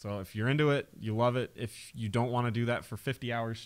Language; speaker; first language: English; native; English